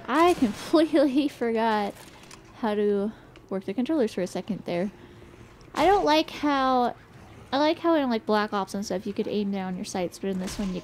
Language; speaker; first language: English; native; English